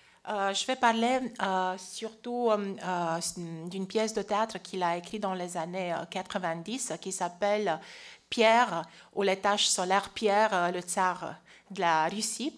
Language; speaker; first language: French; non-native, fluent; Romanian